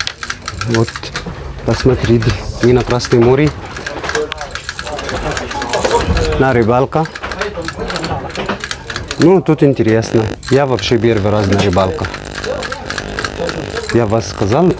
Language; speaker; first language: Russian; non-native, learner; Arabic